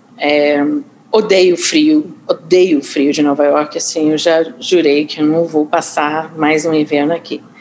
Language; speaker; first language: Portuguese; non-native, fluent; English